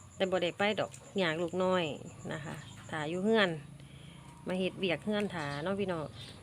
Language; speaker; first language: Thai; native; Thai